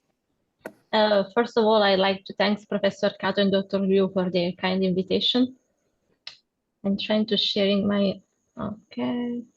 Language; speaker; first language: English; non-native, fluent; Italian